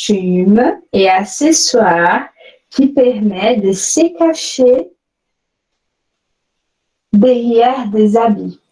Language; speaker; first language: French; non-native, fluent; Portuguese